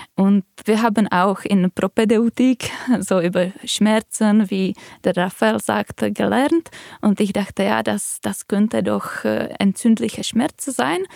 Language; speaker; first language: German; non-native, fluent; Czech